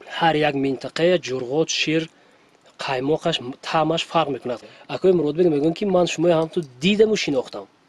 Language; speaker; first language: Tajik; native; Tajik